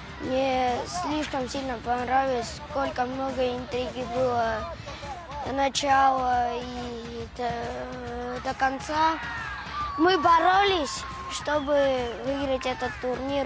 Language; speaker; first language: Russian; non-native, learner; Armenian